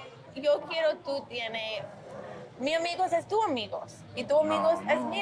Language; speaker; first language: Spanish; non-native, learner; English